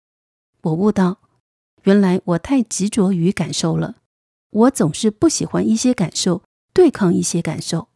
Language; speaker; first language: Chinese; native; Chinese